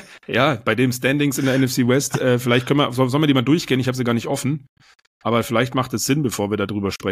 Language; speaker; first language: German; native; German